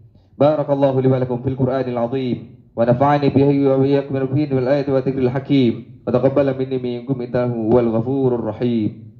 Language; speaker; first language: Indonesian; native; Indonesian